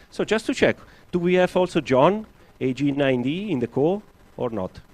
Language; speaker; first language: English; non-native, fluent; Italian